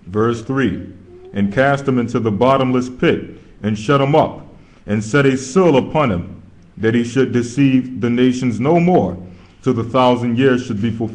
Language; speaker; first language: English; native; English